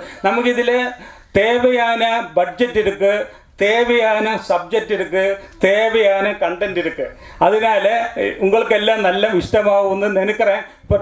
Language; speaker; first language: Tamil; non-native, local second language; Malayalam